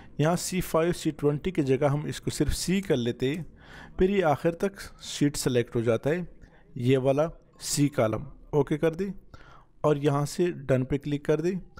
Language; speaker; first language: Urdu; non-native, local second language; Punjabi